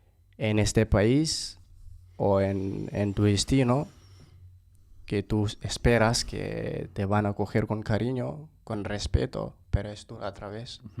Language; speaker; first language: Spanish; non-native, fluent; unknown